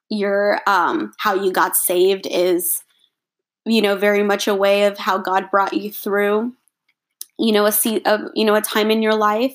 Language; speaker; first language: English; native; English